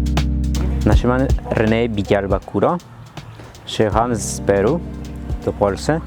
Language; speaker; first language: Polish; non-native, learner; Spanish